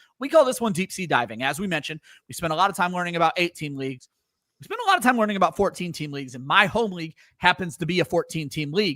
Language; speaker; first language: English; native; English